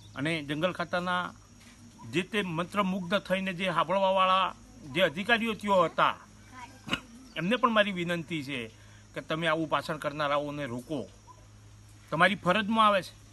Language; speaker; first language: Gujarati; native; Gujarati